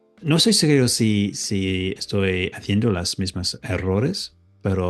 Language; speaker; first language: Spanish; non-native, learner; English